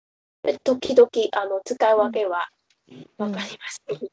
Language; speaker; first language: Japanese; non-native, fluent; Vietnamese